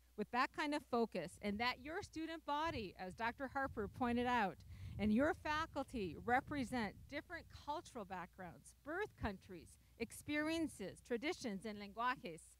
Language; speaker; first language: English; native; English